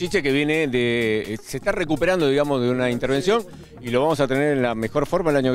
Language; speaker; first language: Spanish; native; Spanish